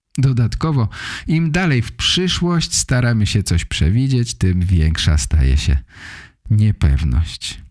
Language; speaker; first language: Polish; native; Polish